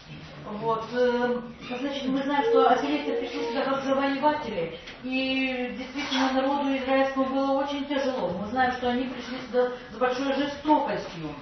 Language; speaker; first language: Russian; native; Russian